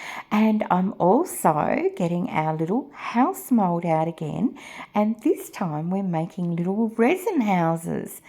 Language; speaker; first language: English; native; English